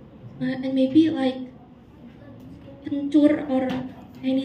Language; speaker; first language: English; non-native, learner; Indonesian